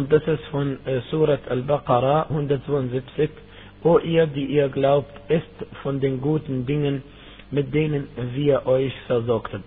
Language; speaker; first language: German; non-native, fluent; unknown